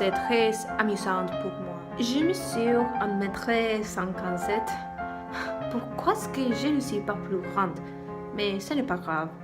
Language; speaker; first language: French; non-native, learner; Spanish